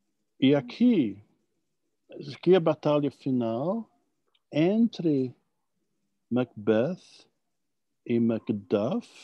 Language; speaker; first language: Portuguese; non-native, fluent; English